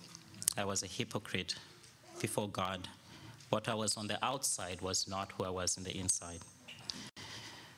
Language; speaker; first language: English; non-native, local second language; Shona